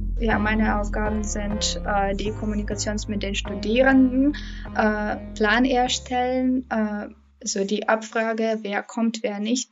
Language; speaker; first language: German; non-native, fluent; Russian